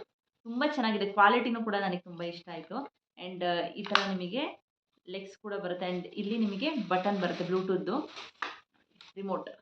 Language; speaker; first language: Kannada; native; Kannada